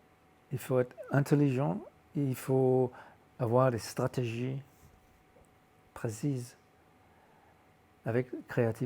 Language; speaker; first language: French; non-native, fluent; Danish